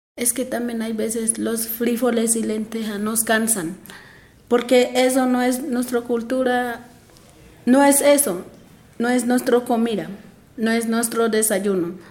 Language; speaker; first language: Spanish; non-native, local second language; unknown